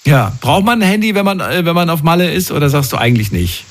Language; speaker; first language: German; native; German